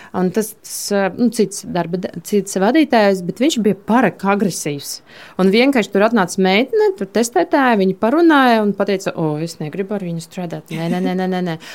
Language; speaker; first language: Latvian; non-native, local second language; Russian